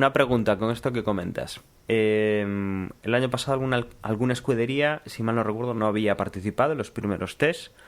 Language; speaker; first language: Spanish; native; Spanish